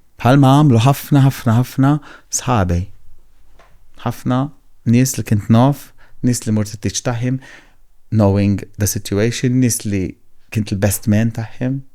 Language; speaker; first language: Maltese; native; Maltese